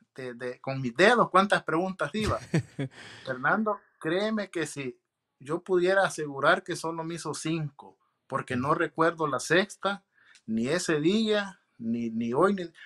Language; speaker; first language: Spanish; native; Spanish